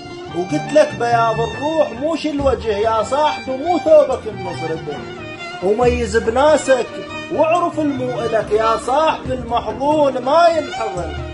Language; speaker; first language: Arabic; native; Arabic